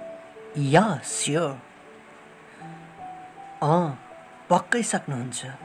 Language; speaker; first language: English; non-native, learner; Nepali